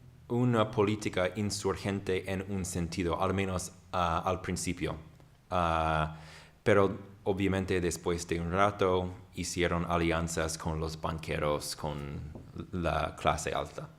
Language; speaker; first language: Spanish; non-native, fluent; English